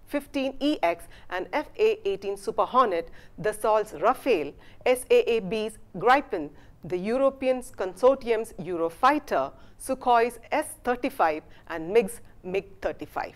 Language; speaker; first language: English; non-native, local second language; Malayalam